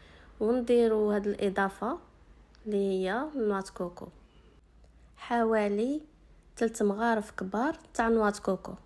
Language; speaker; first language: Arabic; native; Arabic